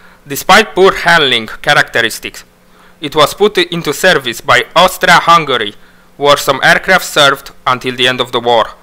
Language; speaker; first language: English; non-native, fluent; Romanian